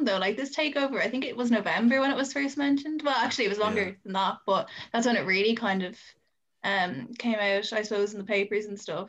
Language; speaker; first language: English; native; English